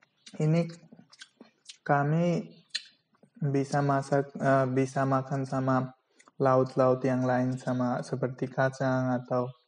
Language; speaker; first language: Indonesian; non-native, fluent; Bangla